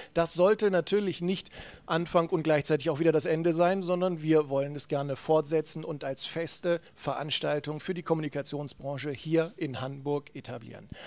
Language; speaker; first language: German; native; German